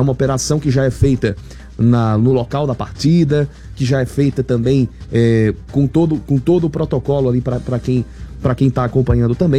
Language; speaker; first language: Portuguese; native; Portuguese